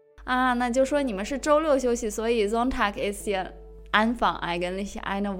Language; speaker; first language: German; non-native, fluent; Chinese